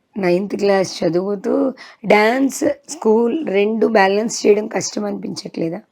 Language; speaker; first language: Telugu; native; Telugu